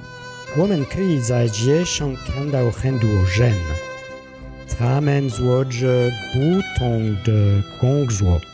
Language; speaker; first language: Chinese; non-native, learner; French